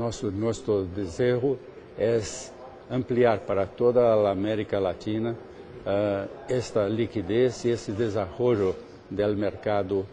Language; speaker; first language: Spanish; non-native, fluent; Portuguese